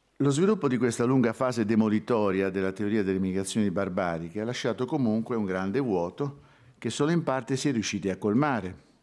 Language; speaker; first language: Italian; native; Italian